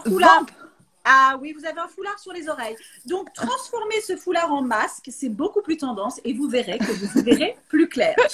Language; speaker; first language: French; native; French